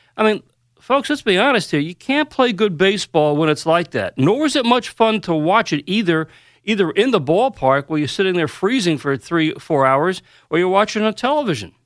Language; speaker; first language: English; native; English